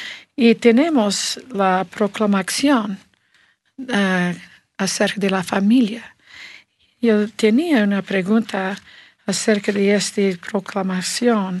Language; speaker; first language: Spanish; non-native, learner; English